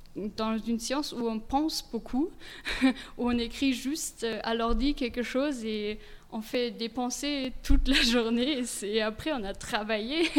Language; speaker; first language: French; non-native, fluent; German